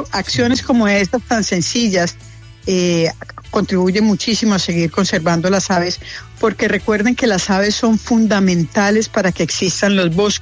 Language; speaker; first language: Spanish; native; Spanish